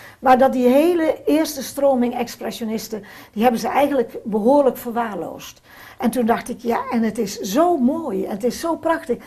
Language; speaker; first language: Dutch; native; Dutch